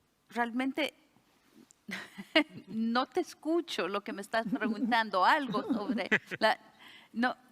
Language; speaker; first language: Spanish; early bilingual, heritage; Spanish